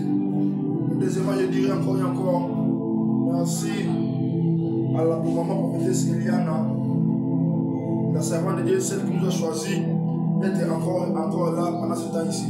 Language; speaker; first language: French; non-native, local second language; Lingala